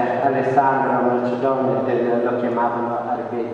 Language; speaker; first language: Italian; non-native, fluent; Central Kurdish